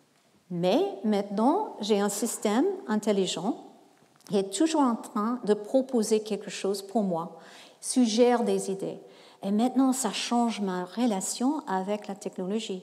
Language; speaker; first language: French; non-native, fluent; English